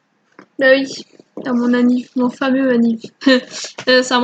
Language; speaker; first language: French; native; French